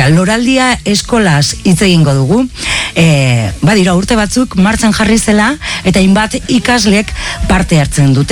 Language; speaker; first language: Basque; native; Basque